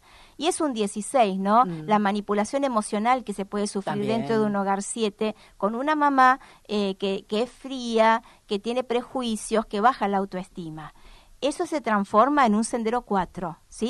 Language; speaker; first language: Spanish; native; Spanish